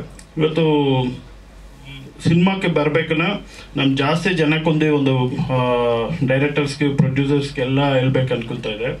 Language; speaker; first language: Kannada; non-native, local second language; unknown